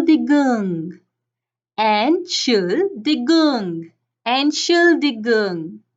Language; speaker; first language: German; non-native, fluent; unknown